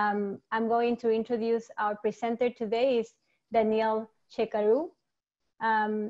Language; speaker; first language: English; non-native, fluent; Spanish